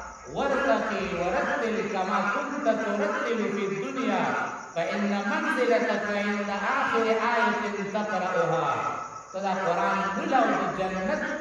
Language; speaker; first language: Arabic; non-native, learner; Pashto